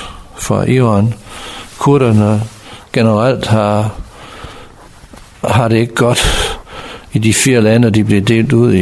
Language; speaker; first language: Danish; non-native, fluent; English